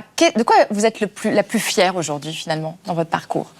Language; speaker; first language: French; native; French